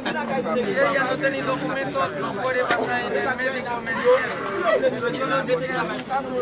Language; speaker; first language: Spanish; non-native, learner; Haitian Creole